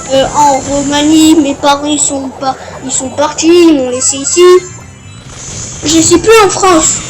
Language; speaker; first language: French; early bilingual, other home language; Romanian